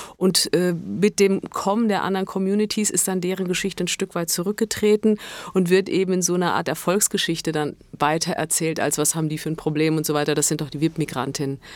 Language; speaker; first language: German; early bilingual, other home language; Italian